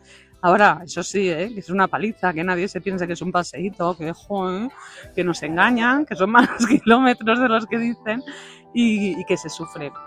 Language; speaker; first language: Spanish; native; Spanish